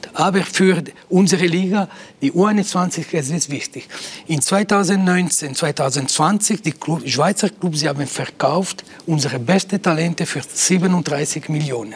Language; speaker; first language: German; non-native, local second language; Italian